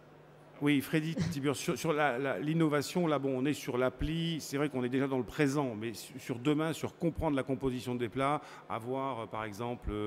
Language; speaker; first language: French; native; French